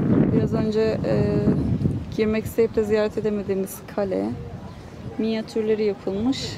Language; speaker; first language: Turkish; native; Turkish